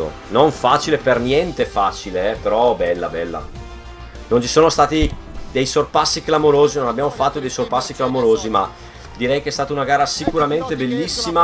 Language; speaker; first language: Italian; native; Italian